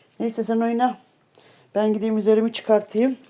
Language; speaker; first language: Turkish; native; Turkish